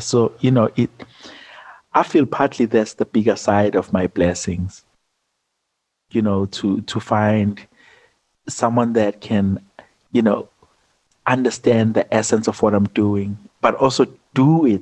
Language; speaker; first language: English; non-native, local second language; Zulu